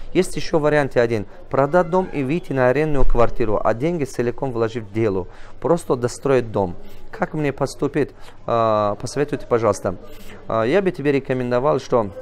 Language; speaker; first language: Russian; non-native, local second language; Tajik